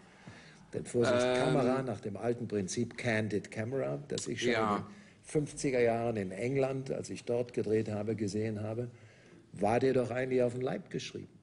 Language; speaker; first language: German; native; German